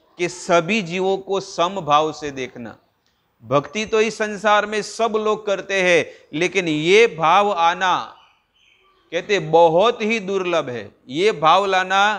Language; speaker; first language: Hindi; non-native, local second language; Gujarati